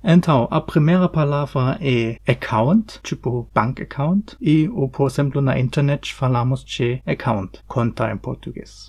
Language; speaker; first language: Portuguese; non-native, learner; German